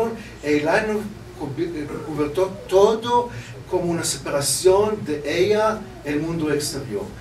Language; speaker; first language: Spanish; non-native, learner; Hebrew